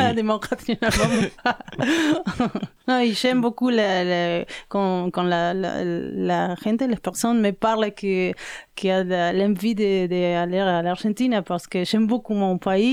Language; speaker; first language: French; non-native, learner; Spanish